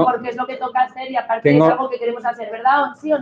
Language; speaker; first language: Spanish; native; Spanish